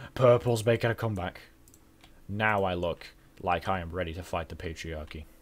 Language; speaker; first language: English; native; English